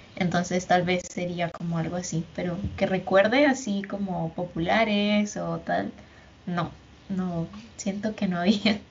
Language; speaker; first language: Spanish; native; Spanish